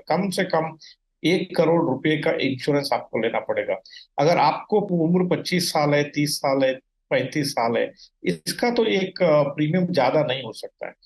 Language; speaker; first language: Hindi; non-native, local second language; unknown